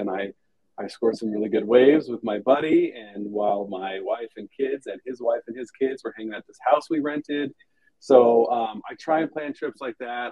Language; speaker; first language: English; native; English